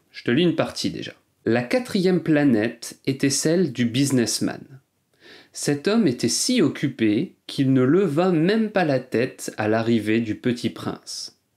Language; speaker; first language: French; native; French